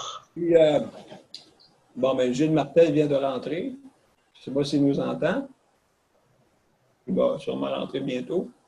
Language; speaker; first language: French; native; French